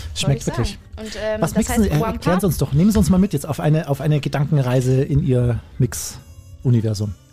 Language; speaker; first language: German; native; German